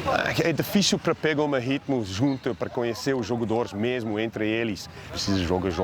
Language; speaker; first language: Portuguese; non-native, learner; English